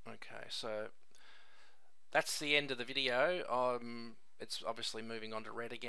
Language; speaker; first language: English; native; English